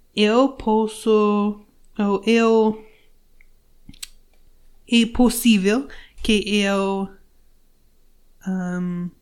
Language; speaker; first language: Portuguese; non-native, learner; English